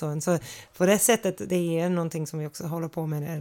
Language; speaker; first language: Swedish; non-native, fluent; English